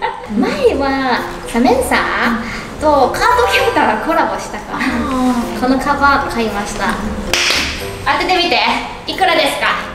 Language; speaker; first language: Japanese; non-native, fluent; Chinese